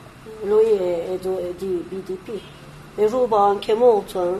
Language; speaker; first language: Italian; non-native, learner; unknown